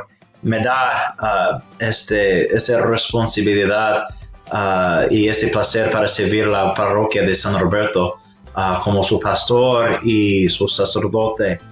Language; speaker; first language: Spanish; non-native, fluent; English